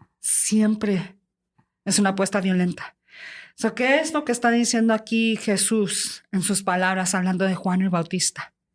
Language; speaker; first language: Spanish; early bilingual, heritage; Spanish